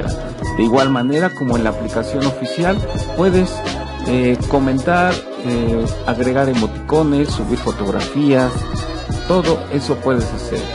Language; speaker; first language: Spanish; native; Spanish